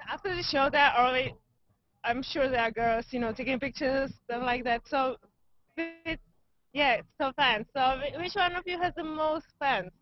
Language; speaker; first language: English; non-native, fluent; Czech